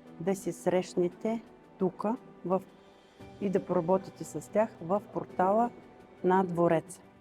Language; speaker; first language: Bulgarian; non-native, fluent; Russian